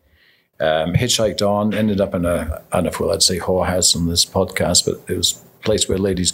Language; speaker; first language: English; native; English